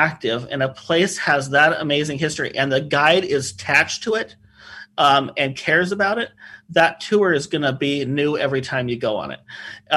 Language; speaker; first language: English; native; English